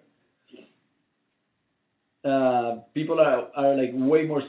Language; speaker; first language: English; non-native, fluent; Spanish